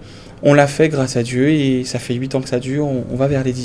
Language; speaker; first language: French; native; French